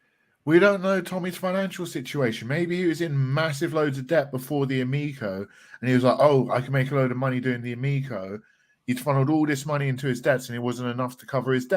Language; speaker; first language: English; native; English